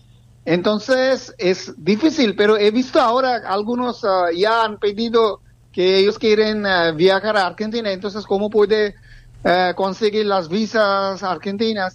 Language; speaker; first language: Spanish; non-native, learner; Bangla